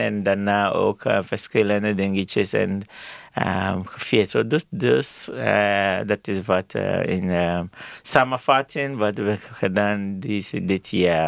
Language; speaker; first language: Dutch; non-native, learner; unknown